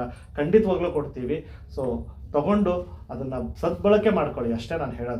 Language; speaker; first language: Kannada; non-native, learner; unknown